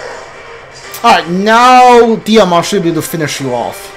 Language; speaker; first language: English; native; English